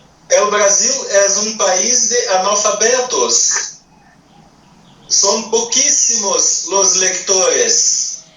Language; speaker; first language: Spanish; non-native, learner; Portuguese